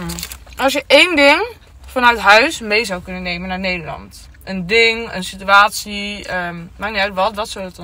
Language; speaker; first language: Dutch; native; Dutch